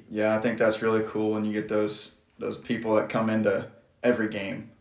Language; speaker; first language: English; native; English